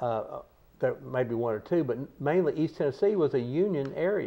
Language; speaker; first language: English; native; English